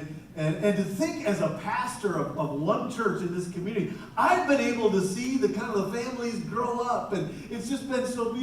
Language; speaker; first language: English; native; English